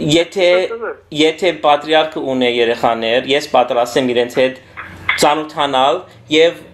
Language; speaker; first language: Armenian; early bilingual, heritage; Armenian